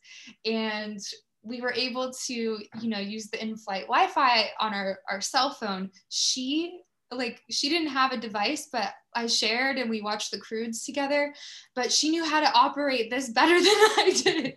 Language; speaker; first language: English; native; English